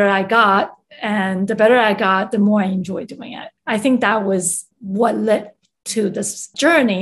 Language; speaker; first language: English; non-native, fluent; Chinese